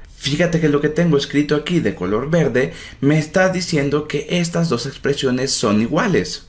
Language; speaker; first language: Spanish; native; Spanish